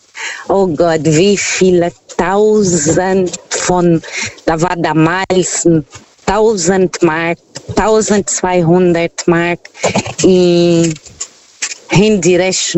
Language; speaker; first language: German; non-native, fluent; Portuguese